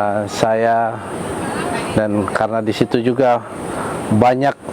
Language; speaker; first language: Indonesian; non-native, local second language; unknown